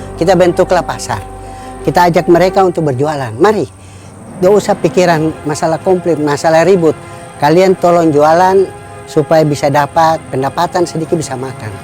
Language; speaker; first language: Indonesian; native; Indonesian